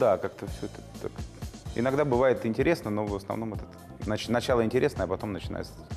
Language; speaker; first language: Russian; native; Russian